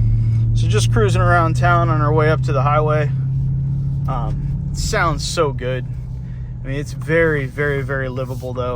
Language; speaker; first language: English; native; English